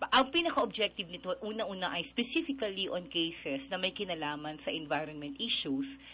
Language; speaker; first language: Filipino; non-native, local second language; Cebuano